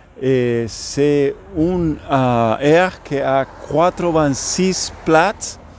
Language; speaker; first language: French; non-native, learner; English